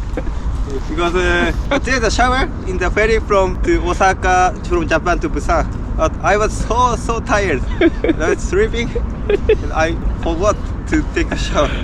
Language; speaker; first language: English; non-native, learner; Japanese